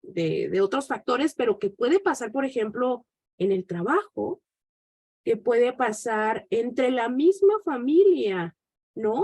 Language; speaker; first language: Spanish; native; Spanish